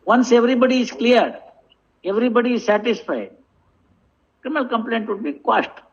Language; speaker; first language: English; non-native, local second language; Kannada